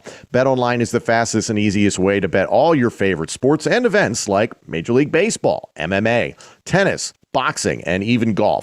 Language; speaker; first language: English; native; English